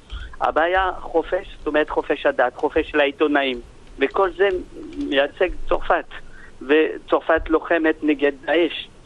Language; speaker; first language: Hebrew; non-native, fluent; French